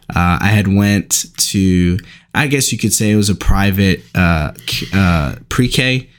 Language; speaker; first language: English; native; English